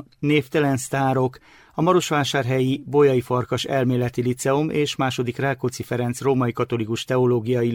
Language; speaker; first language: Hungarian; native; Hungarian